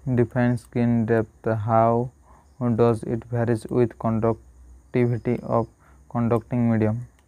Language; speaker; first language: English; non-native, local second language; Odia